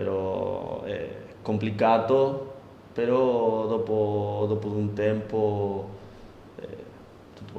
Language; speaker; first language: Italian; non-native, learner; Spanish